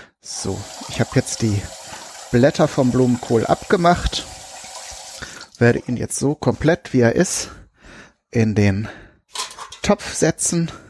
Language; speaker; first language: German; native; German